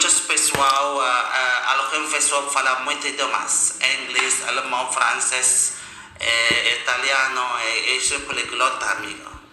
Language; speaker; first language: Portuguese; non-native, learner; Indonesian